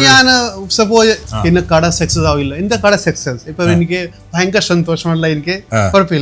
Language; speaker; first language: Malayalam; non-native, learner; Hindi